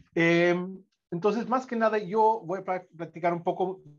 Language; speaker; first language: Spanish; non-native, fluent; English